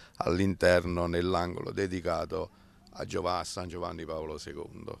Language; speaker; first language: Italian; native; Italian